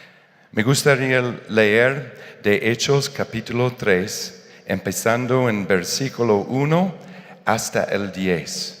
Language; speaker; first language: Spanish; non-native, fluent; English